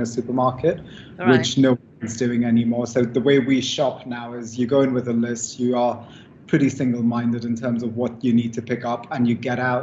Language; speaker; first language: English; non-native, local second language; Hindi